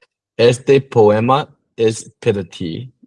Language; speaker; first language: Spanish; non-native, learner; English